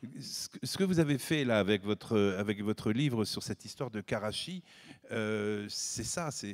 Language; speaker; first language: French; native; French